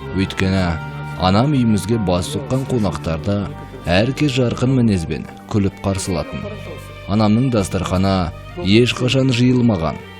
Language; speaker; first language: Kazakh; non-native, local second language; Uyghur